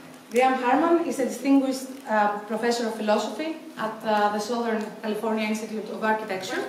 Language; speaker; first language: English; non-native, fluent; Greek